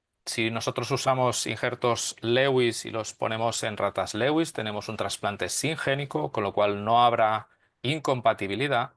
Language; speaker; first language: Spanish; native; Spanish